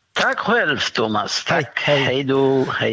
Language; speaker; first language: Swedish; non-native, fluent; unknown